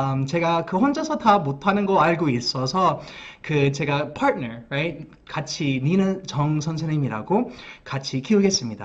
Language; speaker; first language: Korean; early bilingual, heritage; English